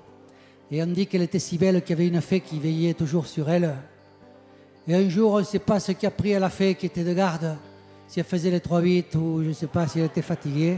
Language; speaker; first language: French; native; French